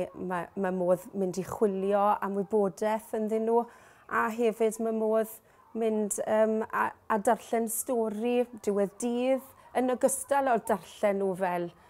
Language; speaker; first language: Welsh; native; Welsh